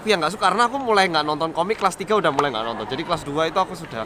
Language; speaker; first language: Indonesian; early bilingual, other home language; Korean